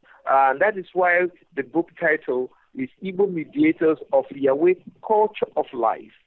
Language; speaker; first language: English; non-native, local second language; Igbo